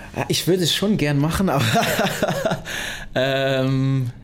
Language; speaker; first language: German; early bilingual, other home language; Lingala